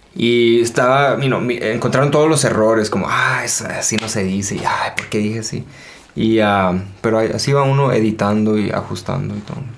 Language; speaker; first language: Spanish; early bilingual, heritage; Spanish